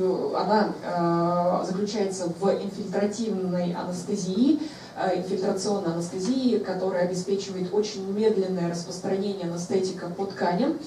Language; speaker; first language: Russian; native; Russian